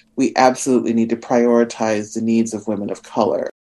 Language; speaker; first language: English; native; English